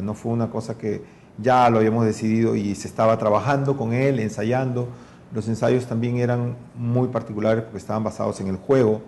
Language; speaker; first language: Spanish; native; Spanish